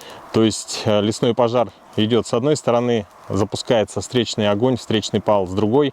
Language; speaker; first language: Russian; native; Russian